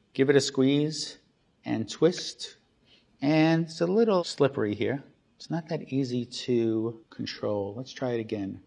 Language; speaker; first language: English; native; English